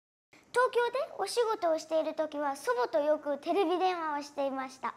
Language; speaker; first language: Japanese; native; Japanese